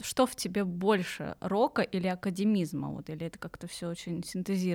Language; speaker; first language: Russian; native; Russian